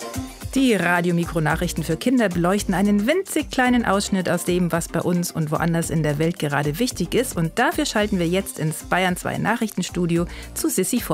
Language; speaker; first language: German; native; German